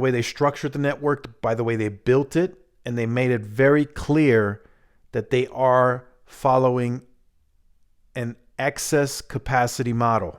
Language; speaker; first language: English; native; English